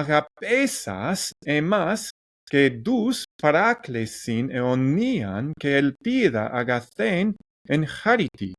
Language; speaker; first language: Greek; non-native, learner; English